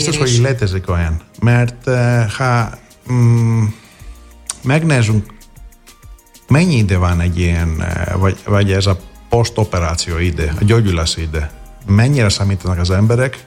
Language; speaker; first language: Hungarian; non-native, fluent; Greek